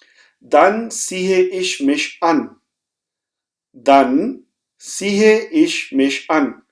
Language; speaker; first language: German; non-native, fluent; Hindi